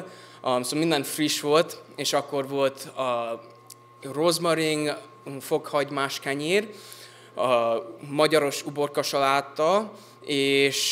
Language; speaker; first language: Hungarian; early bilingual, heritage; English